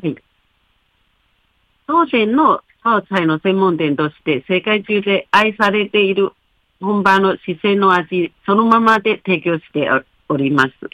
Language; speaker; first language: Japanese; non-native, fluent; Chinese